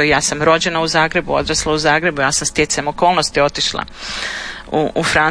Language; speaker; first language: Serbian; native; Serbian